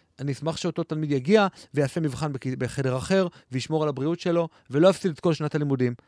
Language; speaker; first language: Hebrew; native; Hebrew